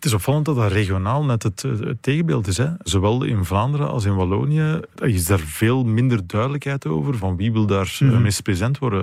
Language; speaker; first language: Dutch; native; Dutch